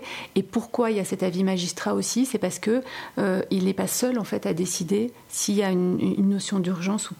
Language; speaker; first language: French; native; French